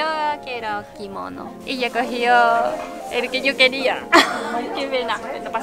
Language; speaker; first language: Spanish; non-native, learner; Japanese